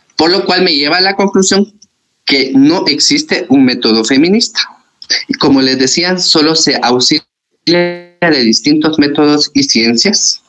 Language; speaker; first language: Spanish; native; Spanish